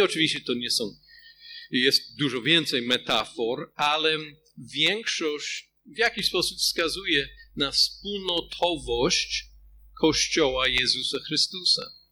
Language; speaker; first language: Polish; non-native, fluent; English